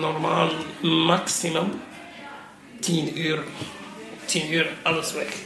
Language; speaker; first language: Dutch; non-native, learner; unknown